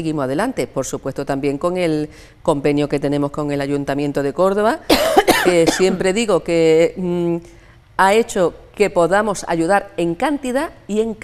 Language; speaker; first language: Spanish; native; Spanish